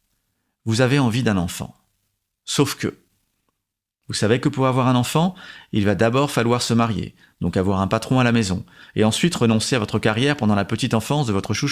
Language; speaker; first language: French; native; French